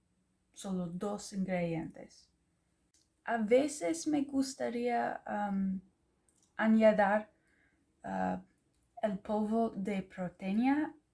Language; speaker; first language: Spanish; non-native, learner; English